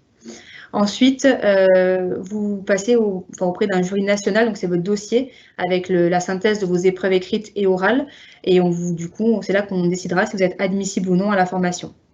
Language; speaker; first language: French; native; French